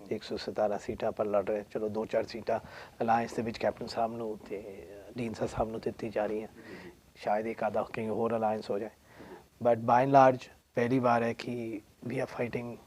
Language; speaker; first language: Hindi; non-native, local second language; Punjabi